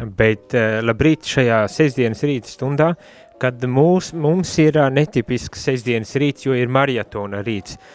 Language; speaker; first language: Latvian; native; Latvian